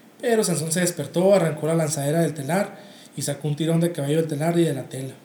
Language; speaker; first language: Spanish; native; Spanish